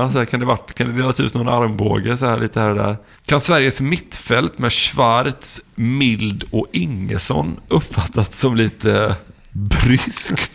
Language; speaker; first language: Swedish; native; Swedish